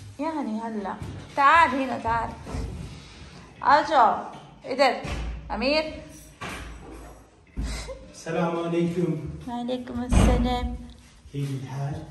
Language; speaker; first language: Arabic; non-native, fluent; Urdu